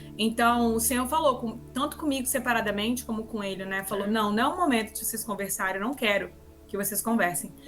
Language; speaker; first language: Portuguese; native; Portuguese